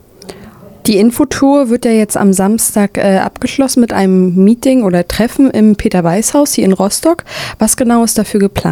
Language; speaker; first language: German; native; German